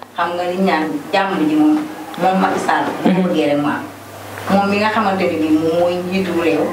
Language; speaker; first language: Wolof; native; Wolof